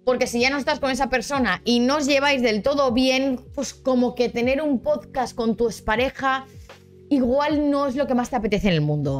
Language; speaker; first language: Spanish; native; Spanish